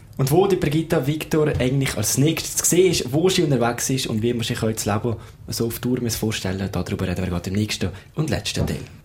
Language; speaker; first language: German; native; German